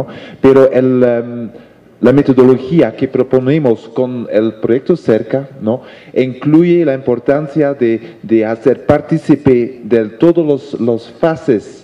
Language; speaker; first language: Spanish; non-native, fluent; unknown